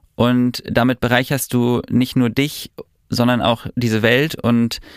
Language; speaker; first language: German; native; German